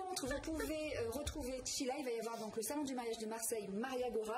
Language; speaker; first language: French; native; French